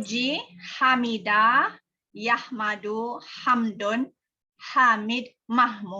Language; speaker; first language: Arabic; non-native, learner; Malay